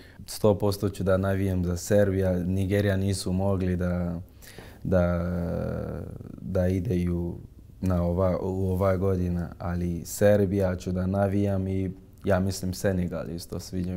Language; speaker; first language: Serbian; non-native, fluent; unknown